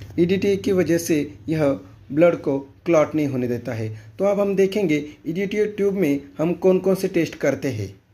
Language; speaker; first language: Hindi; non-native, local second language; Marathi